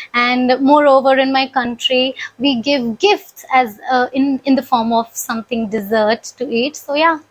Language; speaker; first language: English; non-native, local second language; Punjabi